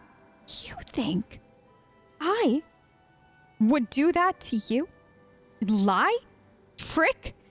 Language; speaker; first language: English; native; English